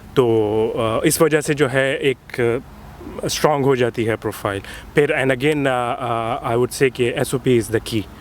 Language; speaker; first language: Hindi; early bilingual, heritage; Hindi